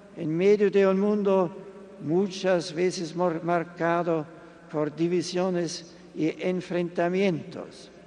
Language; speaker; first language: Spanish; non-native, fluent; German